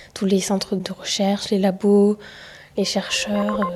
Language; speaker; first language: French; native; French